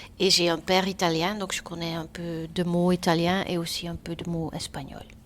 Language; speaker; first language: French; non-native, local second language; Dutch